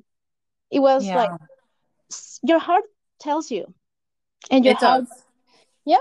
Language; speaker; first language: English; non-native, fluent; Spanish